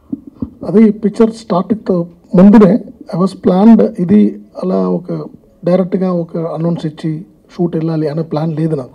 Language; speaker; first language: Telugu; non-native, fluent; Tamil